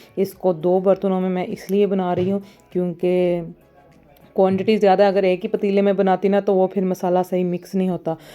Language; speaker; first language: Urdu; non-native, local second language; Punjabi